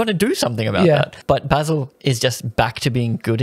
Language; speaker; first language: English; native; English